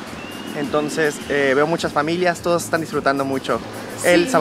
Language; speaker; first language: Spanish; native; Spanish